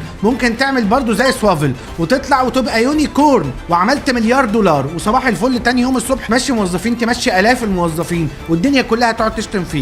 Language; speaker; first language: Arabic; native; Arabic